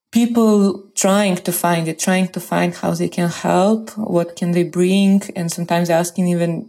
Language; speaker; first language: English; non-native, fluent; Russian